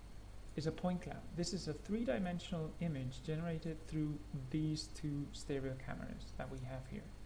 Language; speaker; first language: English; non-native, fluent; Spanish